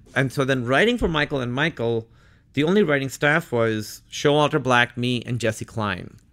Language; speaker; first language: English; non-native, local second language; Urdu